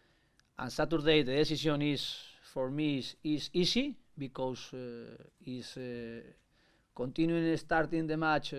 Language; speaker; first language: English; non-native, learner; Spanish